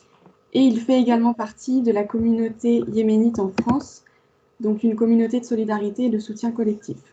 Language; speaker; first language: French; native; French